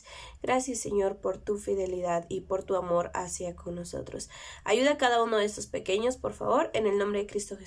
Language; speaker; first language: Spanish; native; Spanish